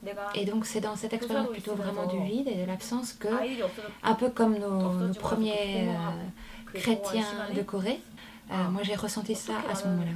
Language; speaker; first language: French; non-native, fluent; Korean